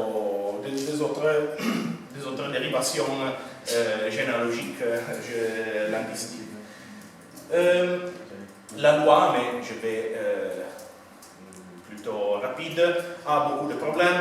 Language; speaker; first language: French; non-native, fluent; Italian